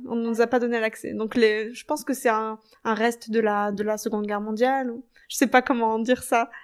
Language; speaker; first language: French; native; French